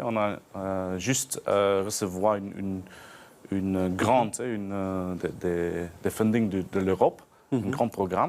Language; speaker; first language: French; non-native, learner; Dutch